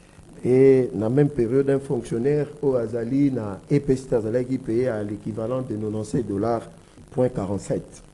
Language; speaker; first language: French; non-native, local second language; Lingala